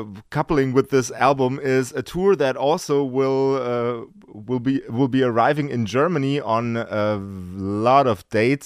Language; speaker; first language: English; non-native, fluent; German